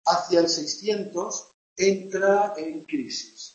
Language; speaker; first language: Spanish; non-native, local second language; Catalan